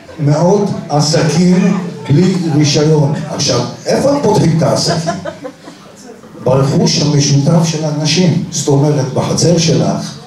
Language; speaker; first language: Hebrew; native; Hebrew